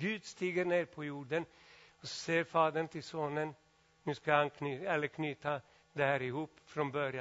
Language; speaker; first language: Swedish; non-native, fluent; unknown